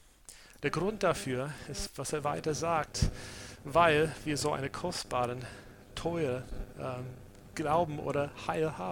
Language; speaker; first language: German; non-native, fluent; English